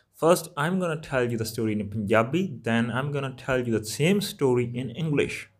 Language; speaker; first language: English; non-native, local second language; Punjabi